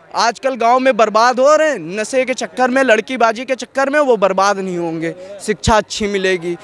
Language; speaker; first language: Hindi; native; Hindi